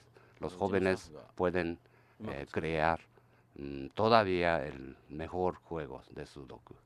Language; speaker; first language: Spanish; non-native, learner; Japanese